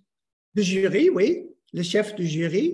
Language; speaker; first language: French; non-native, learner; Dutch